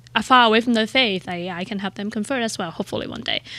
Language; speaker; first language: English; non-native, local second language; Cantonese